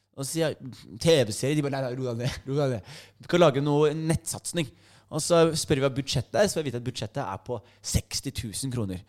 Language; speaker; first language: Norwegian; native; Norwegian